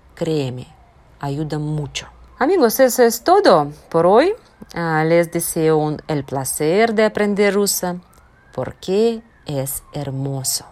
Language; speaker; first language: Spanish; non-native, fluent; Russian